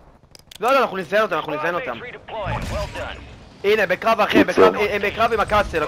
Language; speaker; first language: Hebrew; native; Hebrew